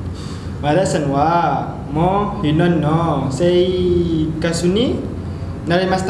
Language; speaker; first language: Japanese; non-native, learner; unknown